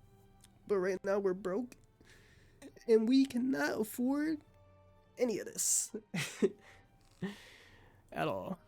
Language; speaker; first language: English; native; English